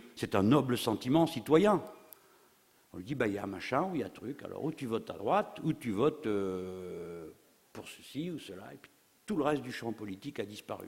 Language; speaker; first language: French; native; French